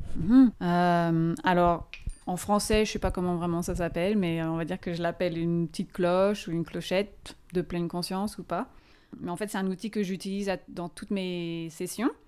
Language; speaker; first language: French; native; French